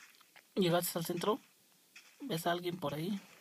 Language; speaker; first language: Spanish; native; Spanish